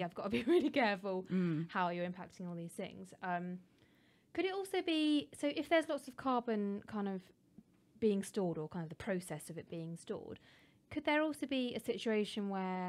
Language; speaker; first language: English; native; English